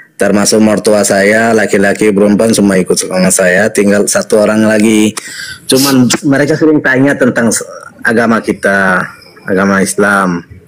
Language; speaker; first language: Indonesian; non-native, fluent; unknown